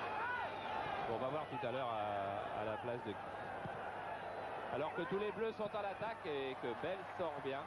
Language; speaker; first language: French; native; French